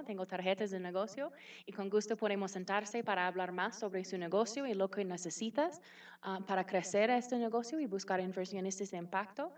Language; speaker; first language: Spanish; non-native, fluent; English